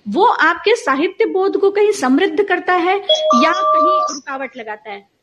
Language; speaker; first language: Hindi; native; Hindi